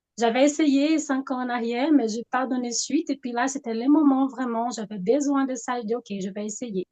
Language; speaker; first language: French; non-native, fluent; Portuguese